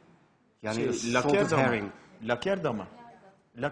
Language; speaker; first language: Turkish; native; Turkish